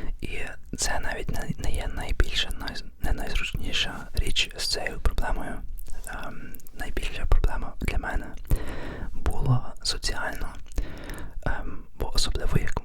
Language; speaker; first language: Ukrainian; early bilingual, heritage; Ukrainian